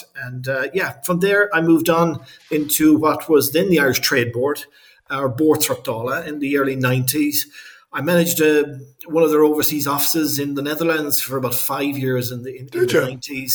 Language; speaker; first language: English; native; English